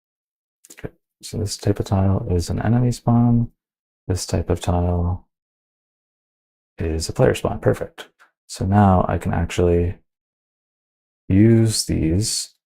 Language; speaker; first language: English; native; English